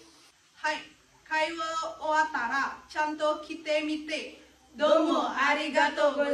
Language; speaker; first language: Japanese; non-native, learner; Indonesian